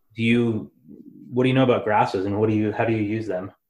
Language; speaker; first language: English; native; English